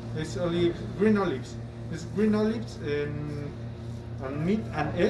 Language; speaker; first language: English; non-native, learner; Spanish